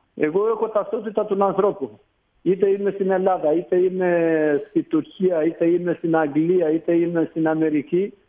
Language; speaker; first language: Greek; non-native, fluent; Albanian